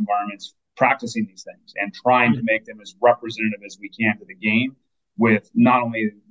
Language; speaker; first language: English; native; English